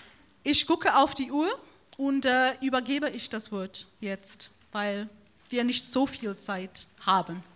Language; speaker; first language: German; non-native, fluent; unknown